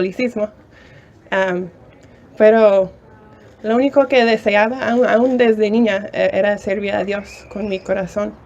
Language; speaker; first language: Spanish; non-native, fluent; English